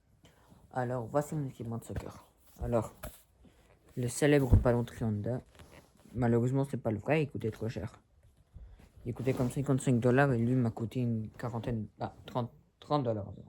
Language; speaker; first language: French; early bilingual, other home language; Spanish